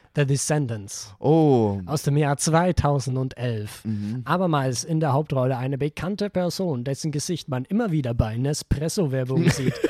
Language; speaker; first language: German; native; German